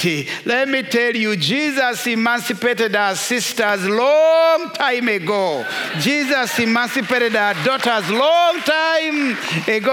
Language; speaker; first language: English; non-native, local second language; Kinyarwanda